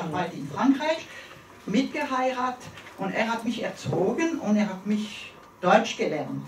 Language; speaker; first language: German; early bilingual, heritage; French